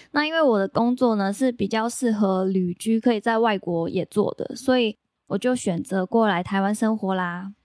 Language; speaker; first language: Chinese; non-native, local second language; Cantonese